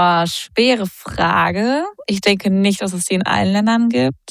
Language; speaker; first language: German; native; German